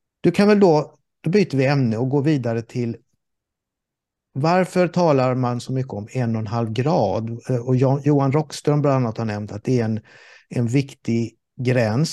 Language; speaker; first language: Swedish; native; Swedish